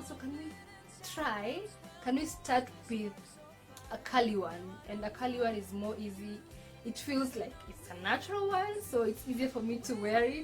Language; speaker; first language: English; non-native, local second language; Swahili